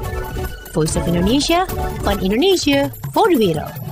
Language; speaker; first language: Dutch; non-native, learner; Indonesian